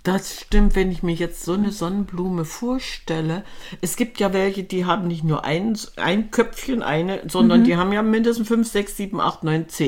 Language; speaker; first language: German; native; German